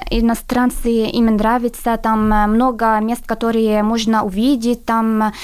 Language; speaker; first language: Russian; non-native, fluent; Arabic